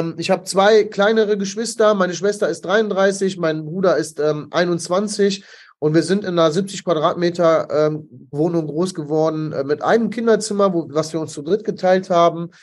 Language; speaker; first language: German; early bilingual, other home language; Italian